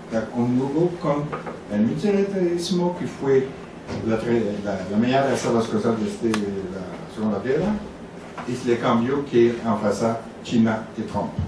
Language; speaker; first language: Spanish; non-native, learner; French